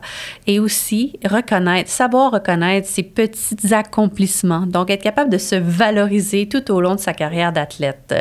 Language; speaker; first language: French; native; French